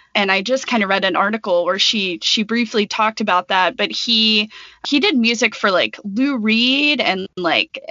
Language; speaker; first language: English; native; English